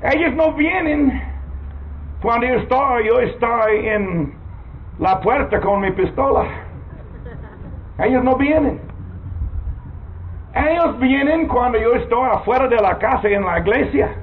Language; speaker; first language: Spanish; non-native, learner; English